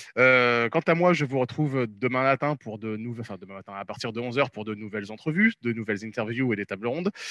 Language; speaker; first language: French; native; French